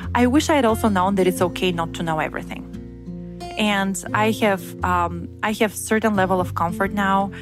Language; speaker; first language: English; non-native, fluent; Bulgarian